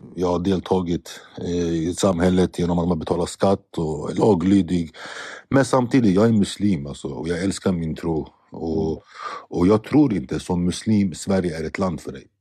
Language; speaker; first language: Swedish; early bilingual, other home language; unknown